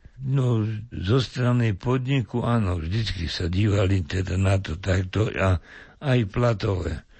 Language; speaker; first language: Slovak; native; Slovak